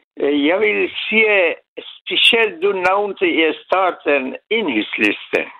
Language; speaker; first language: Danish; non-native, learner; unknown